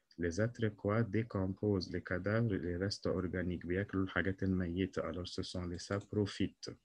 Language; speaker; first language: French; non-native, local second language; Arabic